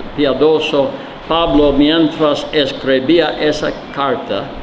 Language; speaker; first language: Spanish; non-native, learner; English